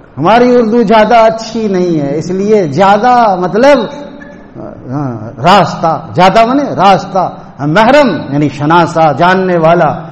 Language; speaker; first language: Urdu; native; Urdu